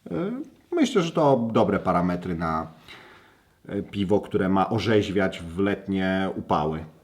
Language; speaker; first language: Polish; native; Polish